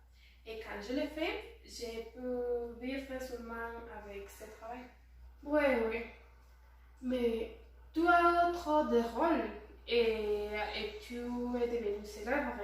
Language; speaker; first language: French; non-native, learner; Spanish